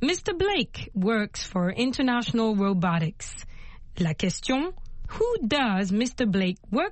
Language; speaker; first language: English; non-native, fluent; French